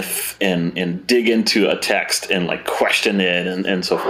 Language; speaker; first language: English; native; English